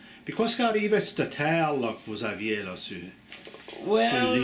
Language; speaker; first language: French; native; French